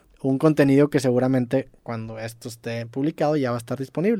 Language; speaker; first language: Spanish; native; Spanish